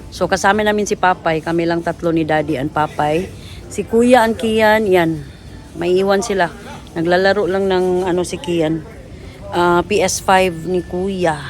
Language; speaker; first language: Filipino; native; Filipino